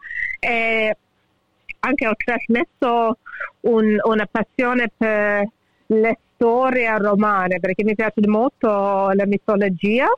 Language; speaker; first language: Italian; early bilingual, heritage; English